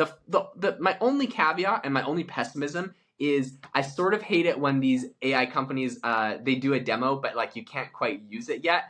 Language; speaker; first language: English; native; English